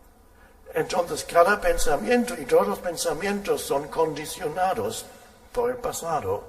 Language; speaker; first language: Spanish; non-native, fluent; German